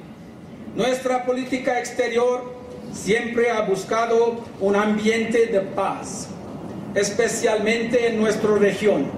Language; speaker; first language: Spanish; non-native, learner; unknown